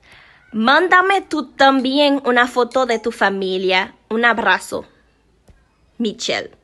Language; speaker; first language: Spanish; non-native, learner; Haitian Creole